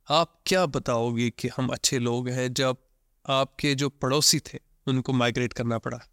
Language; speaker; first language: Hindi; non-native, local second language; Kashmiri